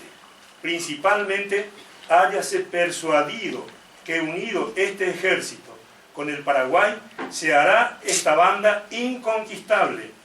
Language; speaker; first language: Spanish; native; Spanish